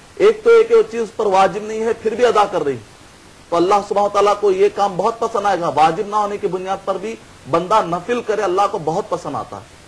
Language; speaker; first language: Urdu; native; Urdu